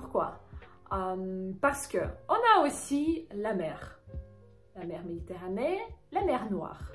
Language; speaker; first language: French; non-native, fluent; Ukrainian